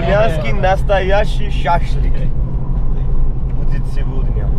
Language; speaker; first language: Russian; non-native, learner; Georgian